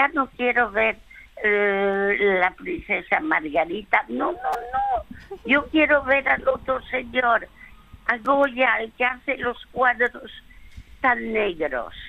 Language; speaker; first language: Spanish; early bilingual, other home language; French